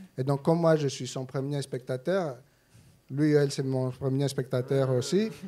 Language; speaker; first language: French; non-native, fluent; Greek